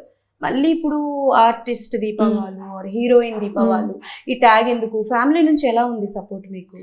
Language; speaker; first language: Telugu; native; Telugu